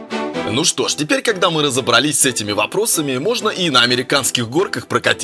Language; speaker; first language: Russian; native; Russian